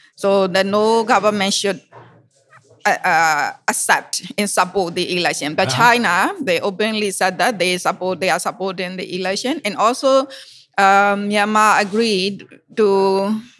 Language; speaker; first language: English; non-native, learner; Burmese